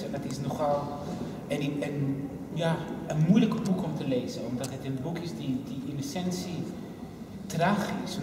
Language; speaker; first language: Dutch; non-native, fluent; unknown